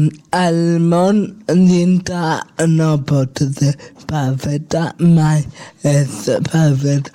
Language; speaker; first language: Catalan; non-native, local second language; Spanish